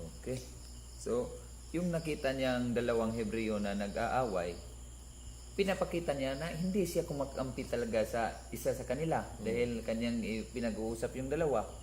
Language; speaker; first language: Filipino; non-native, local second language; Cebuano